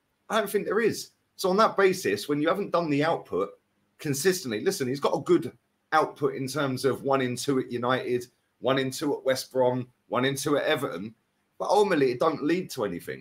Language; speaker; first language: English; native; English